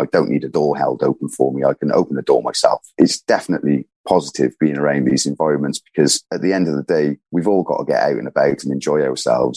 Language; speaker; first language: English; native; English